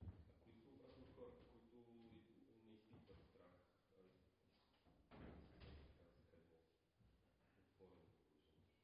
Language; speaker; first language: Bulgarian; non-native, fluent; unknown